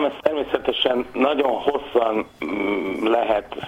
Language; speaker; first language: Hungarian; native; Hungarian